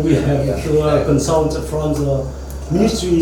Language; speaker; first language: English; non-native, learner; Vietnamese